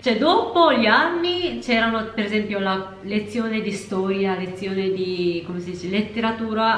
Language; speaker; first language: Italian; non-native, fluent; Japanese